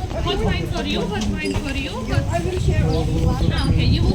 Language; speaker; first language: English; non-native, learner; Georgian